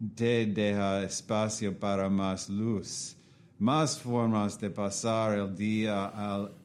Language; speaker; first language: Spanish; non-native, learner; English